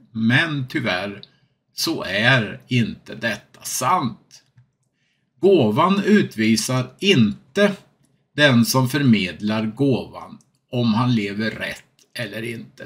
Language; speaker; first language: Swedish; native; Swedish